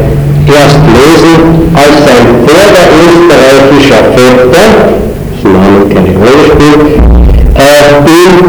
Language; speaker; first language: German; native; German